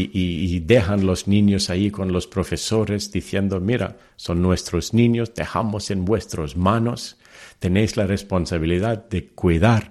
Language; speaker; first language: Spanish; early bilingual, heritage; Telugu